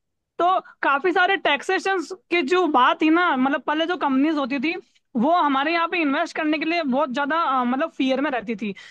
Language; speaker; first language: Hindi; native; Hindi